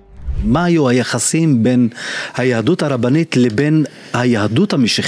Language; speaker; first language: Hebrew; non-native, local second language; Arabic